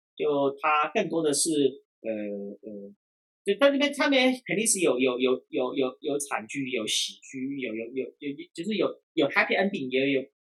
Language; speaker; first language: Chinese; non-native, local second language; Cantonese